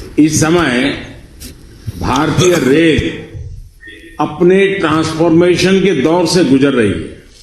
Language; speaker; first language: Hindi; non-native, local second language; Gujarati